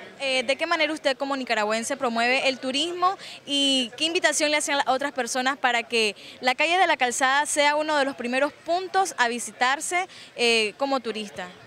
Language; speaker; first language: Spanish; native; Spanish